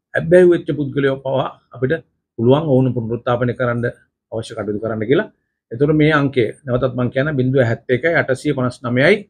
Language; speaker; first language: Sinhala; native; Sinhala